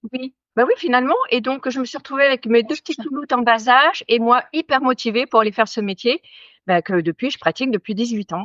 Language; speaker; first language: French; native; French